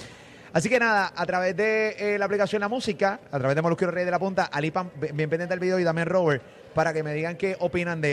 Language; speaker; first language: Spanish; native; Spanish